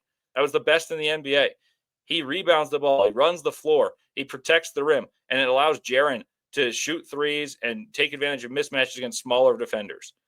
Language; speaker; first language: English; native; English